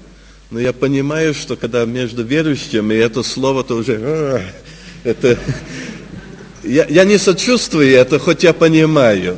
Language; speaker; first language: Russian; early bilingual, heritage; Russian